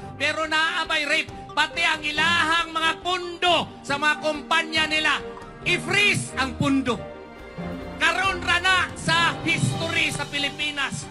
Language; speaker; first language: Cebuano; native; Cebuano